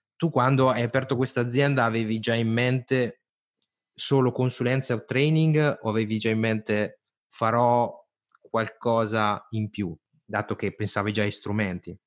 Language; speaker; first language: Italian; native; Italian